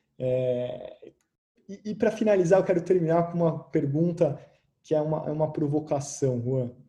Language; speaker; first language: Portuguese; native; Portuguese